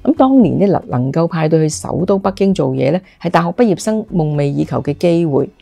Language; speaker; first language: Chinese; non-native, local second language; Cantonese